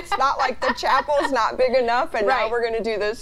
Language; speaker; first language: English; native; English